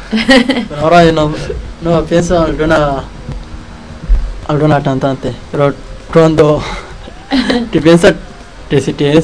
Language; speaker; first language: Spanish; non-native, learner; Arabic